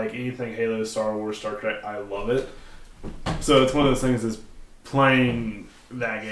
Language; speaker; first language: English; native; English